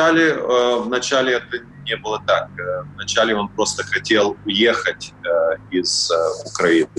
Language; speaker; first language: Russian; early bilingual, heritage; Russian